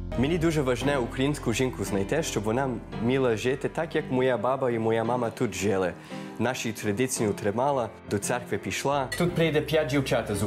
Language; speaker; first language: Ukrainian; early bilingual, heritage; Ukrainian